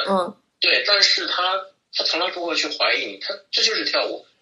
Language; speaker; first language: Chinese; native; Chinese